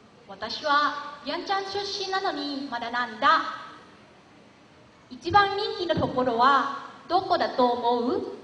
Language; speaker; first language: Japanese; non-native, learner; Lao